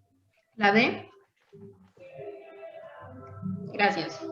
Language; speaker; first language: Spanish; native; Spanish